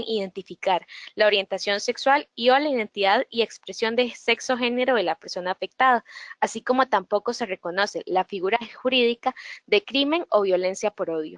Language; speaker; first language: Spanish; native; Spanish